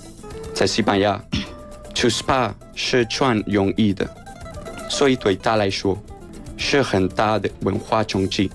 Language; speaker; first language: Chinese; non-native, fluent; Spanish